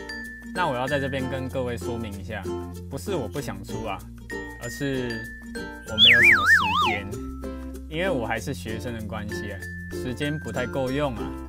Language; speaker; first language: Chinese; native; Chinese